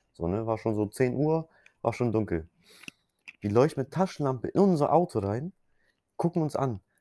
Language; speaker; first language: German; early bilingual, other home language; Polish